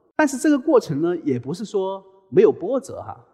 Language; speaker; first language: Chinese; native; Chinese